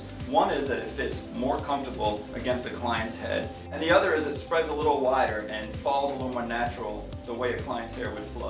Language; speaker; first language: English; native; English